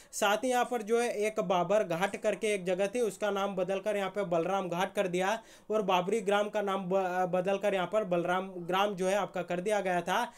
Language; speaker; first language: Hindi; native; Hindi